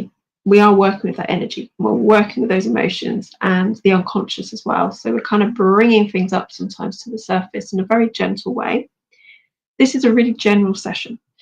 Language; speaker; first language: English; native; English